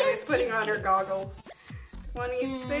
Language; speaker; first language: English; native; English